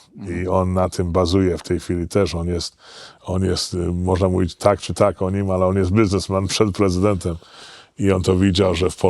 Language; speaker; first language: Polish; early bilingual, heritage; Polish